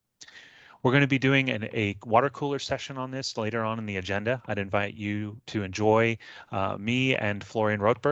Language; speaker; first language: English; native; English